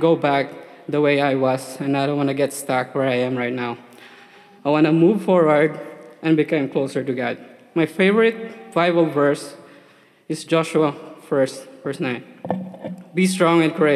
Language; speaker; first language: English; non-native, local second language; Filipino